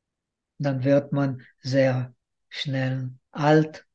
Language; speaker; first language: German; non-native, fluent; Czech